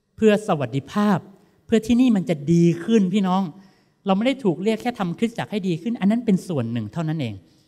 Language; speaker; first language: Thai; native; Thai